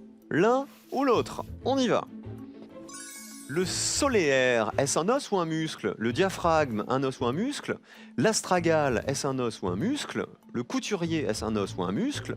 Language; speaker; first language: French; native; French